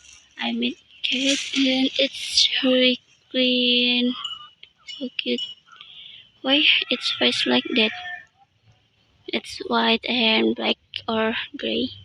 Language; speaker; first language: English; non-native, learner; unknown